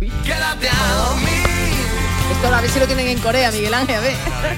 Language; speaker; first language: Spanish; native; Spanish